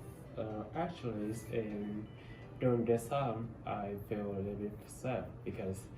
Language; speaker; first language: English; non-native, learner; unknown